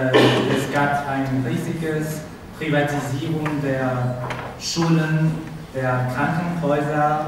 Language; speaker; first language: German; non-native, learner; Spanish